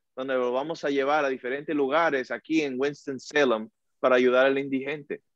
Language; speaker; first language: Spanish; early bilingual, heritage; Spanish